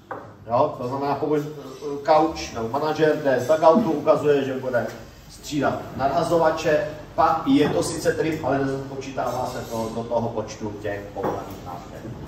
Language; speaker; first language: Czech; native; Czech